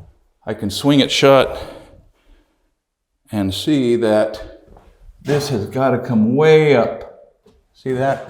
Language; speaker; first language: English; native; English